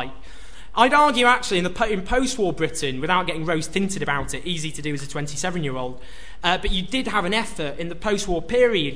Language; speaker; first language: English; native; English